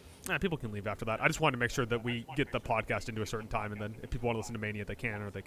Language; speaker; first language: English; native; English